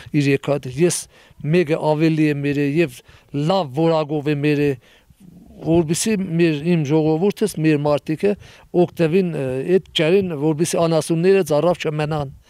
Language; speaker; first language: Armenian; native; Armenian